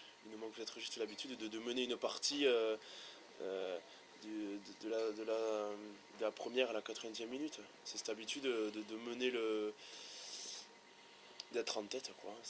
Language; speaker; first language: French; native; French